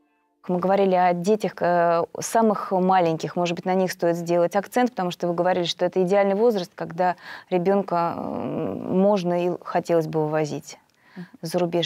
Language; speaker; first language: Russian; native; Russian